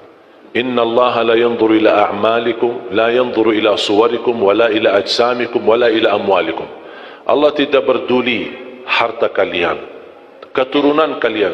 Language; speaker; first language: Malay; non-native, fluent; Arabic